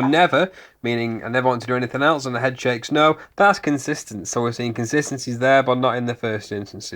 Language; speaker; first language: English; native; English